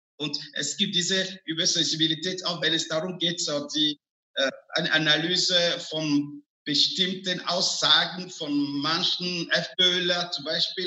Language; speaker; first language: German; non-native, fluent; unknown